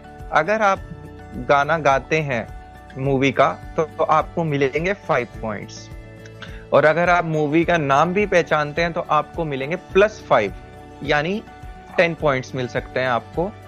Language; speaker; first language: Hindi; native; Hindi